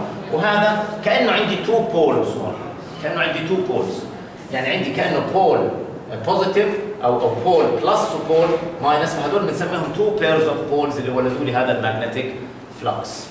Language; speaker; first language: Arabic; native; Arabic